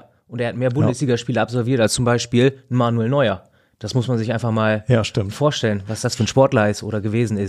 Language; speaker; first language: German; native; German